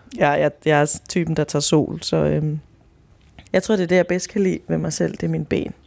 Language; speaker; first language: Danish; early bilingual, other home language; Spanish